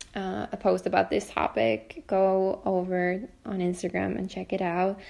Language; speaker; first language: English; non-native, fluent; Finnish